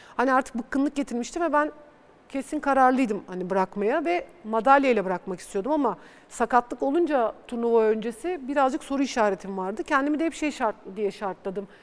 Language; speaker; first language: Turkish; early bilingual, other home language; Bulgarian